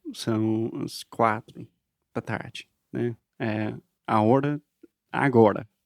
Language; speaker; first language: Portuguese; non-native, fluent; English